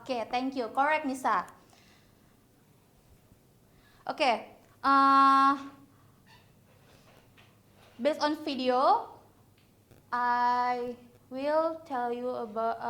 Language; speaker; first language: English; non-native, learner; Indonesian